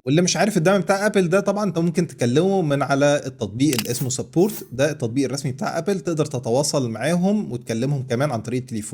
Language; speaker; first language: Arabic; native; Arabic